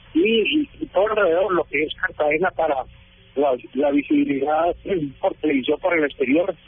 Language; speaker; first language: Spanish; native; Spanish